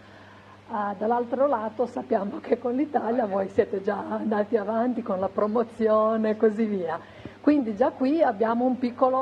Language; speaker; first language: Italian; non-native, fluent; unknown